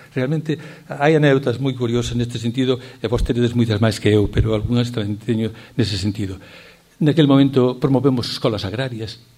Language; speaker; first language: Galician; native; Galician